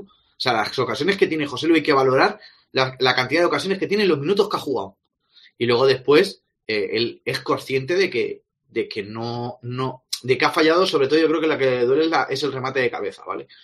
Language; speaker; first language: Spanish; native; Spanish